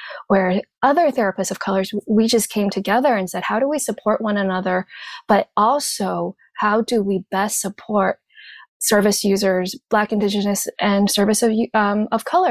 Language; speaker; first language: English; non-native, local second language; Cantonese